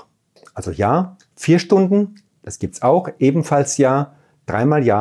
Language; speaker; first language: German; native; German